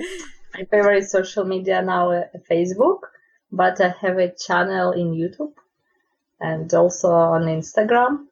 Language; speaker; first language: English; non-native, learner; Russian